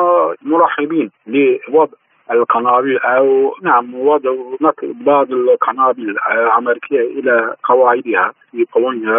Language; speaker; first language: Arabic; non-native, fluent; Turkish